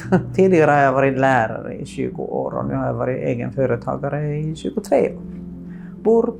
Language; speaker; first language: Swedish; non-native, local second language; Finnish